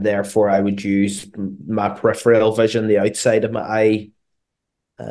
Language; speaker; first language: English; native; English